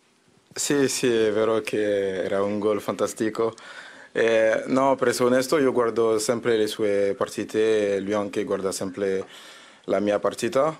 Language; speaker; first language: Italian; non-native, fluent; French